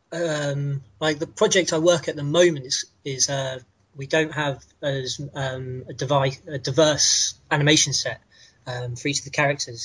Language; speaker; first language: English; native; English